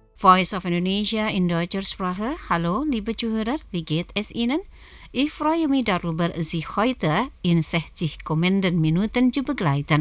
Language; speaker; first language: German; non-native, fluent; Indonesian